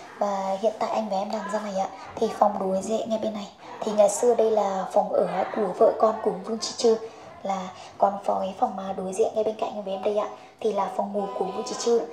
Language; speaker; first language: Vietnamese; non-native, local second language; Hmong